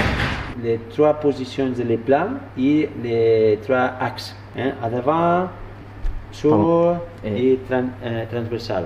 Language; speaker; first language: French; non-native, learner; Spanish